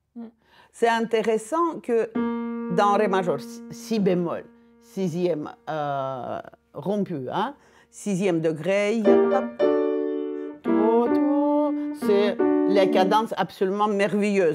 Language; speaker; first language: French; non-native, fluent; Russian